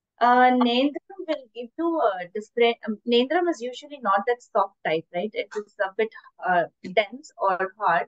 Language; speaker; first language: English; non-native, local second language; Tamil